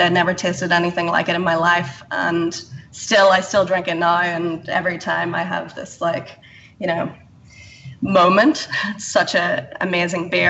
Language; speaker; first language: English; native; English